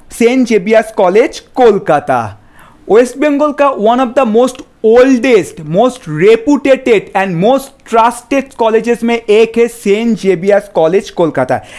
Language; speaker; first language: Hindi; non-native, local second language; Bangla